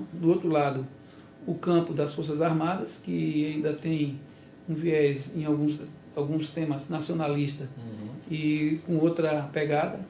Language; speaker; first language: Portuguese; native; Portuguese